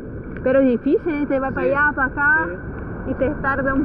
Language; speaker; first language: Spanish; non-native, fluent; Portuguese